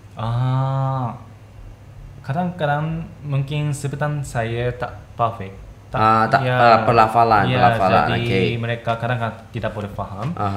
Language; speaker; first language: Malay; non-native, fluent; Japanese